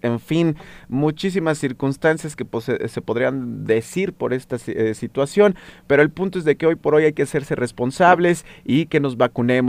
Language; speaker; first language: Spanish; native; Spanish